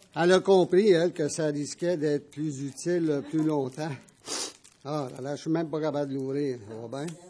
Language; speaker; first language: French; native; French